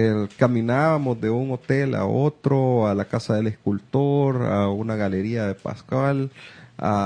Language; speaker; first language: Spanish; native; Spanish